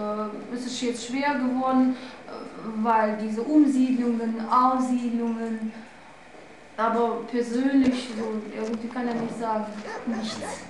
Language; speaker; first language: German; non-native, fluent; Russian